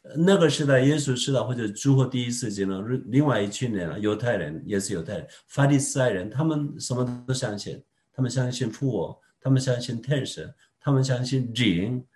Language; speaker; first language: Chinese; non-native, fluent; Korean